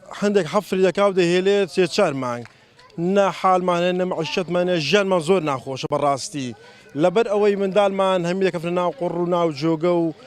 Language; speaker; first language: Central Kurdish; non-native, local second language; Kurdish